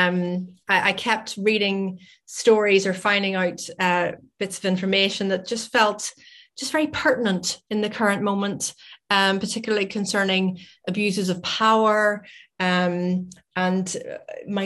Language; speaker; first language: English; native; English